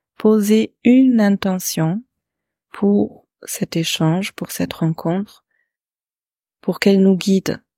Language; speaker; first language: French; non-native, fluent; German